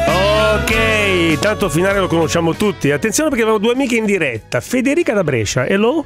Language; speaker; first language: Italian; native; Italian